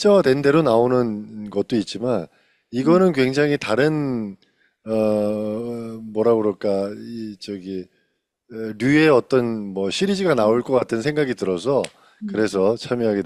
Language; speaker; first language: Korean; native; Korean